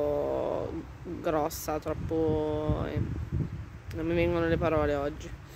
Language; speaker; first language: Italian; native; Italian